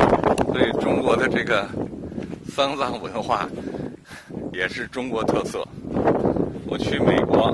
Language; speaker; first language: Chinese; native; Chinese